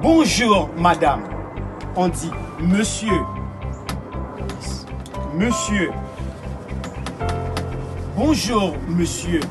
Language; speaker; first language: French; non-native, local second language; Haitian Creole